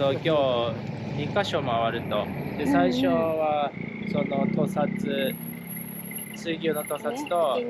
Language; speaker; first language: Japanese; native; Japanese